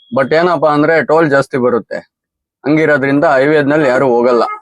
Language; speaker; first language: Kannada; native; Kannada